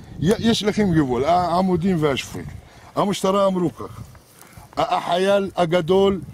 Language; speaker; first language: Hebrew; non-native, local second language; Arabic